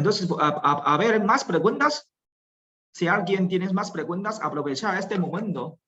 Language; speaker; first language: Spanish; non-native, learner; Chinese